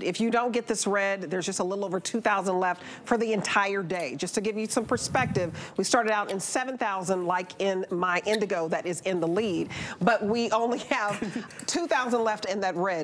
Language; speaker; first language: English; native; English